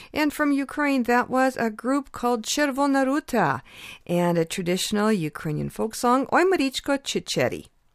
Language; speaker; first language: English; early bilingual, other home language; Ukrainian